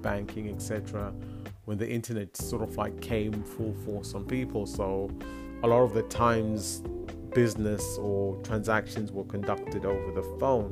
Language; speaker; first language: English; non-native, local second language; Shona